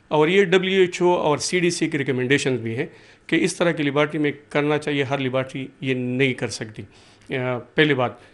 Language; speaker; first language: Urdu; non-native, local second language; Punjabi